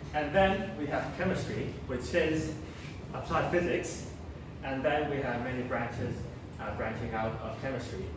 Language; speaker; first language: English; non-native, local second language; Chinese